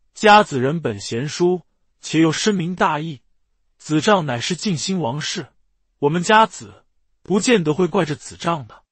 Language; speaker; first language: Chinese; native; Chinese